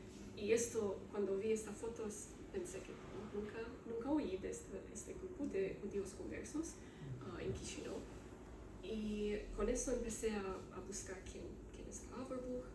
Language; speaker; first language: Spanish; non-native, learner; Romanian